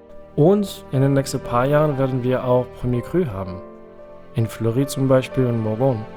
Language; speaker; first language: German; non-native, fluent; French